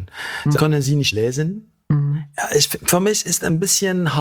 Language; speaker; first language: German; non-native, fluent; Arabic